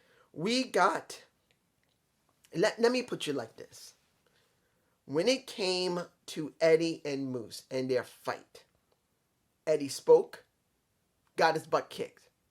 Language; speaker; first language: English; native; English